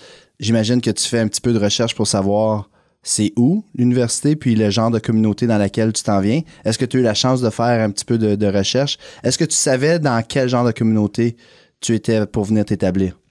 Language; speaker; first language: French; native; French